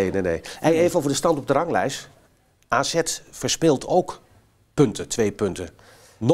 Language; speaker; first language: Dutch; native; Dutch